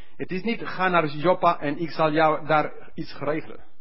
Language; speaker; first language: Dutch; non-native, fluent; English